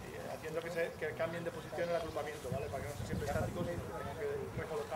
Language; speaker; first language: Spanish; native; Spanish